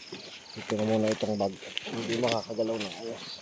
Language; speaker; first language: Filipino; native; Filipino